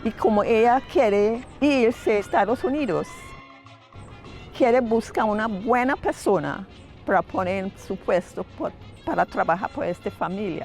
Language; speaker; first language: Spanish; non-native, learner; English